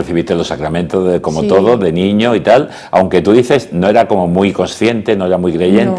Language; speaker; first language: Spanish; native; Spanish